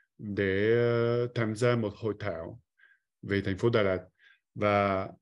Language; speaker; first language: Vietnamese; non-native, fluent; French